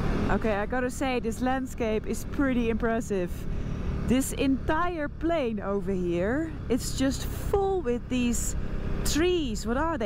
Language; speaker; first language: English; non-native, fluent; Dutch